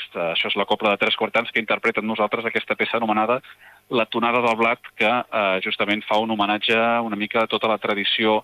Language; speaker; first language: Catalan; native; Catalan